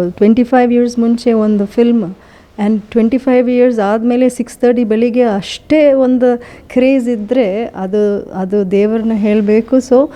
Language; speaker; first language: Kannada; non-native, fluent; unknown